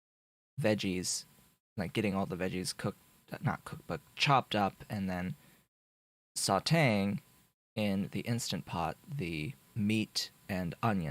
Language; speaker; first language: English; native; English